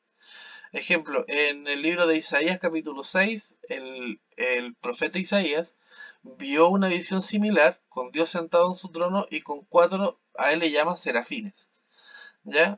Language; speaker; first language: Spanish; native; Spanish